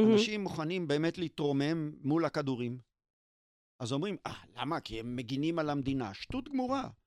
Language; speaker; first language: Hebrew; native; Hebrew